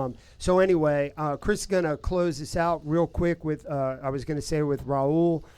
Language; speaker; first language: English; native; English